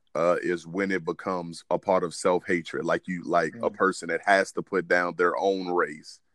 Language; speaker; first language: English; native; English